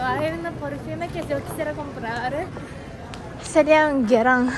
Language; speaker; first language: Spanish; non-native, fluent; Japanese